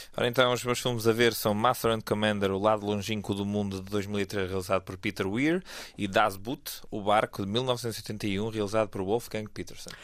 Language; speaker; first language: Portuguese; native; Portuguese